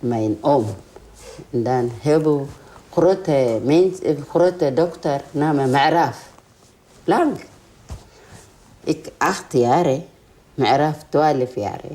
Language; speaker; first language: Dutch; non-native, learner; Tigrinya